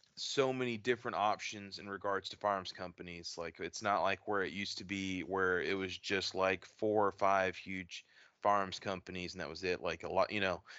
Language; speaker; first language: English; native; English